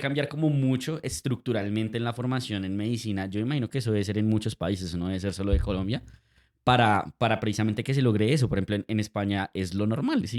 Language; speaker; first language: Spanish; native; Spanish